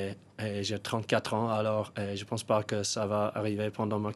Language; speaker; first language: French; non-native, fluent; English